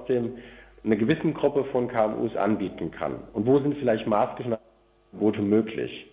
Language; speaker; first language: German; native; German